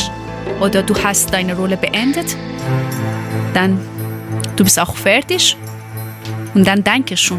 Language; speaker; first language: German; non-native, learner; Persian